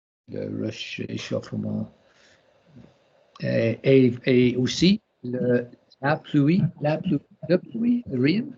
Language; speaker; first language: French; non-native, learner; English